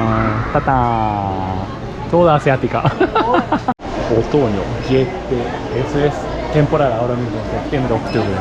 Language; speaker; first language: Spanish; non-native, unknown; Japanese